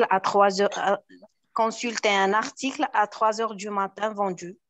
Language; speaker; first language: French; non-native, learner; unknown